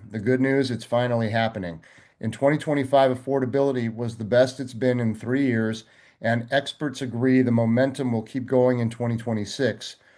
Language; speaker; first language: English; native; English